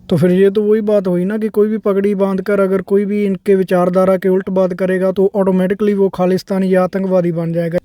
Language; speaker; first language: Hindi; non-native, local second language; Punjabi